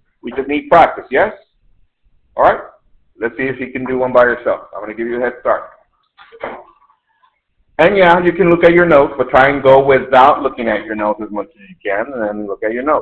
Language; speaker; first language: English; native; English